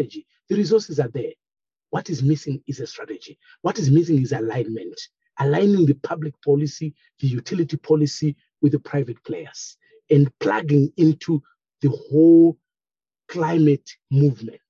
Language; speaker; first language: English; non-native, local second language; Shona